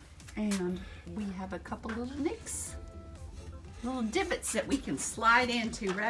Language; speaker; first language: English; native; English